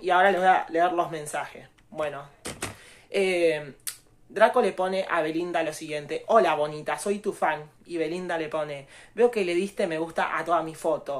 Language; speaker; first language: Spanish; native; Spanish